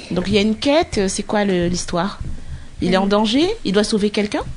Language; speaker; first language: French; native; French